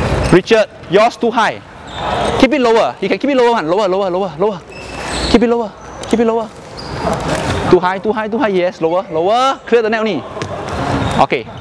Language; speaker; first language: English; non-native, local second language; Chinese